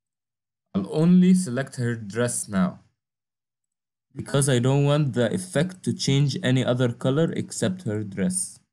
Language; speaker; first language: English; non-native, fluent; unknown